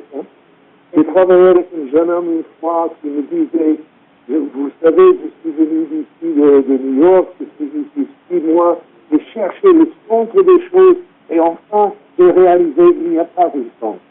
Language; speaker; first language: French; non-native, fluent; English